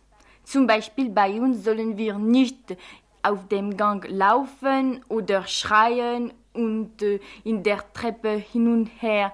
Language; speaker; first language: German; non-native, fluent; French